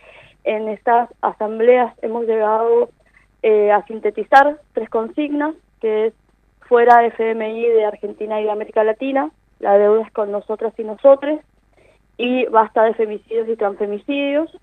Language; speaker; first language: Spanish; native; Spanish